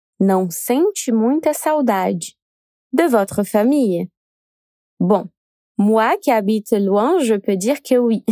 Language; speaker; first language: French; non-native, fluent; Portuguese